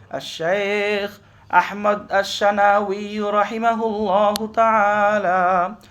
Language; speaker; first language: Arabic; non-native, fluent; Bangla